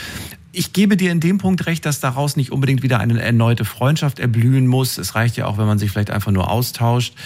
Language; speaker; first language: German; native; German